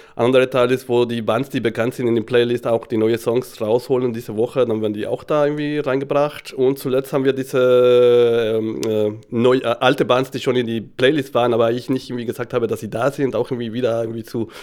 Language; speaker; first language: German; non-native, fluent; Spanish